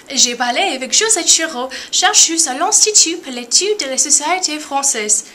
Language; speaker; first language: French; non-native, learner; English